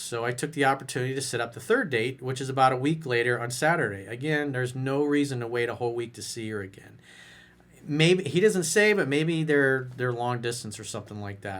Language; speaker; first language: English; native; English